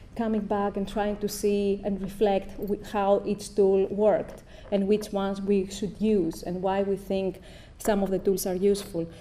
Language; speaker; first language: English; non-native, fluent; Greek